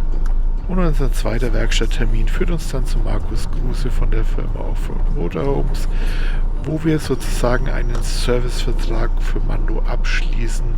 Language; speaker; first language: German; native; German